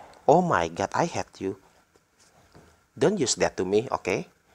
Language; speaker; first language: English; non-native, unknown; Indonesian